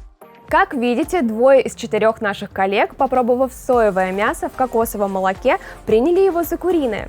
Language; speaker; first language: Russian; native; Russian